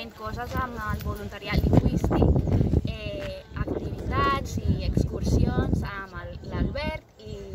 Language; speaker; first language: Catalan; non-native, learner; English